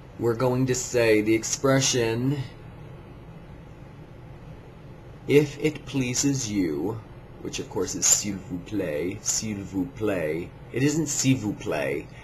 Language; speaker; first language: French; non-native, learner; English